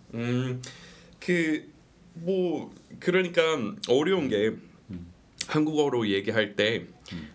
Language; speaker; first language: Korean; non-native, fluent; English